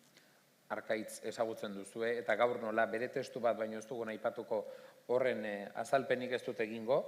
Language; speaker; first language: Basque; native; Basque